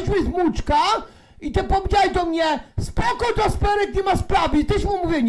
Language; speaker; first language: Polish; native; Polish